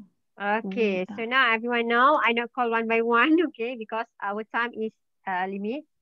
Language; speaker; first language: English; non-native, learner; Malay